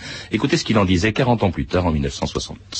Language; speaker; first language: French; native; French